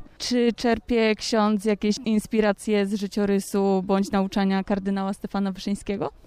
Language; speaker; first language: Polish; native; Polish